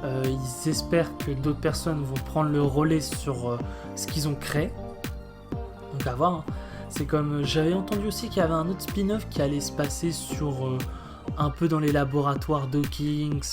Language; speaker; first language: French; native; French